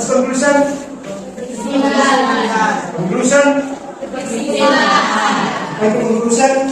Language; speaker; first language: English; non-native, learner; Indonesian